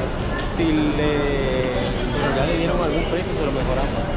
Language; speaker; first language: Spanish; native; Spanish